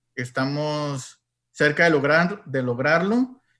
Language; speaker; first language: Spanish; native; Spanish